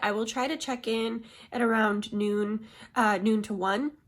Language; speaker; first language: English; native; English